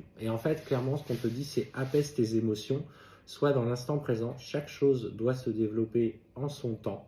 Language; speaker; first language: French; native; French